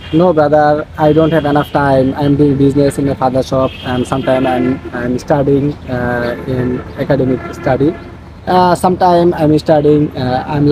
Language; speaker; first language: English; non-native, learner; Bangla